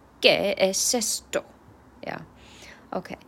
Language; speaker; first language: Spanish; non-native, learner; Chinese